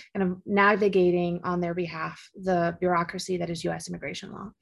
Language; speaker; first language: English; early bilingual, other home language; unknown